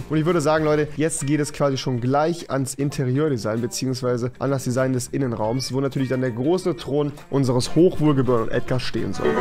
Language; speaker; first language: German; native; German